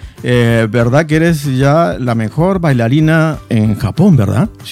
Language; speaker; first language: Spanish; native; Spanish